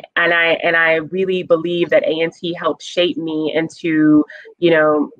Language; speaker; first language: English; native; English